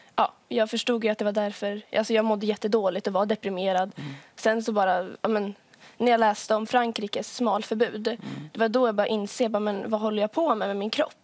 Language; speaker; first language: Swedish; native; Swedish